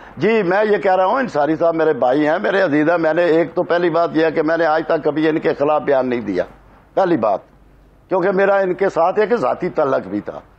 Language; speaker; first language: Urdu; non-native, local second language; Punjabi